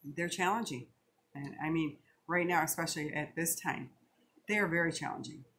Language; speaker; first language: English; native; English